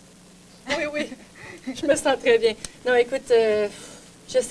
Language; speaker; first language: French; native; French